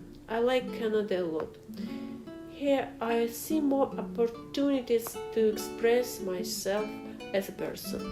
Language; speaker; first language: English; non-native, learner; Russian